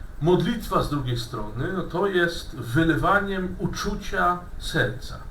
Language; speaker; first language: Polish; non-native, fluent; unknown